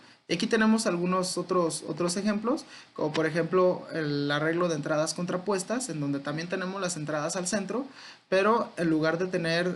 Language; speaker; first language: Spanish; native; Spanish